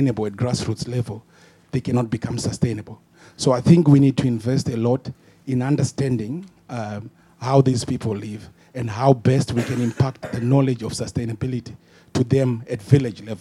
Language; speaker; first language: English; non-native, local second language; Shona